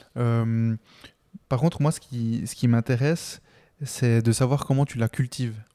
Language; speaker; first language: French; early bilingual, other home language; Spanish